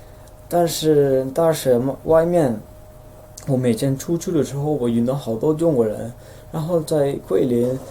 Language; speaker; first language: Chinese; non-native, fluent; Dutch